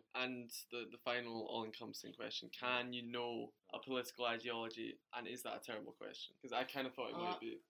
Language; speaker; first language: English; non-native, fluent; German